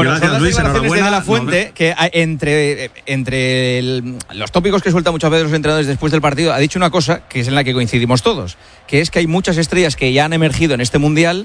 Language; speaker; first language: Spanish; native; Spanish